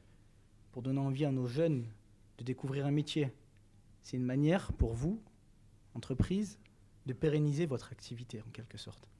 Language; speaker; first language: French; native; French